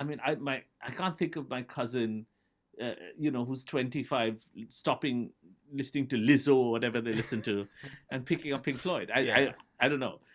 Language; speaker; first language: English; non-native, local second language; Bangla